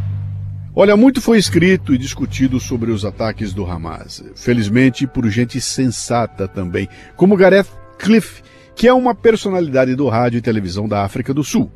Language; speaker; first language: Portuguese; native; Portuguese